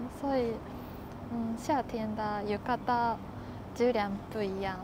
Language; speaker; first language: Chinese; non-native, learner; Japanese